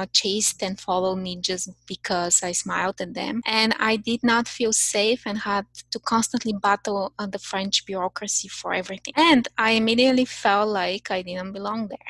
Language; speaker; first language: English; non-native, fluent; Bulgarian